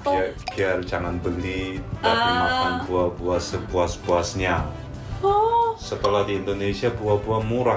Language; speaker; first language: Indonesian; non-native, fluent; Korean